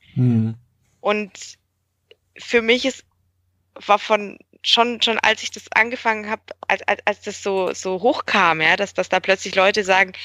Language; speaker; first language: German; native; German